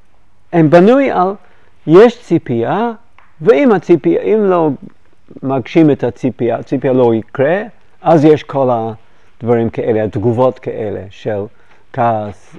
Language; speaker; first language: Hebrew; non-native, fluent; English